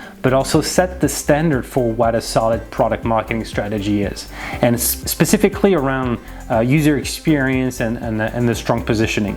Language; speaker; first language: English; non-native, fluent; French